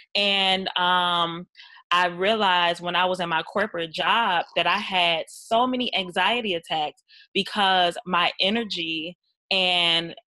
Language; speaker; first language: English; native; English